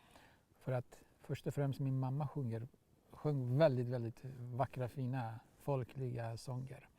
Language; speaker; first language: Swedish; non-native, fluent; Baluchi